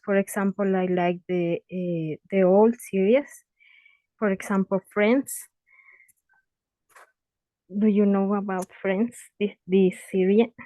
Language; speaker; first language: English; non-native, learner; Spanish